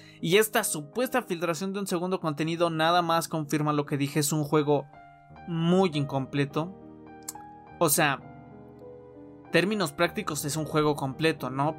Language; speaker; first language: Spanish; native; Spanish